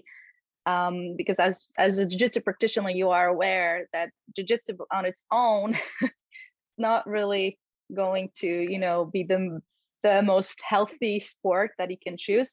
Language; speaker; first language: English; non-native, fluent; Polish